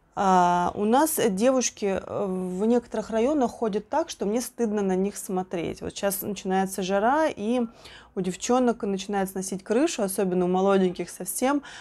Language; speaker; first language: Russian; native; Russian